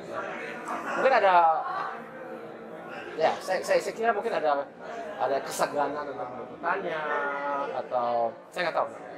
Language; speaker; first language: Indonesian; early bilingual, heritage; German